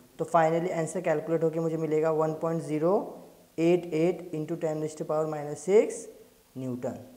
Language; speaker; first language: Hindi; native; Hindi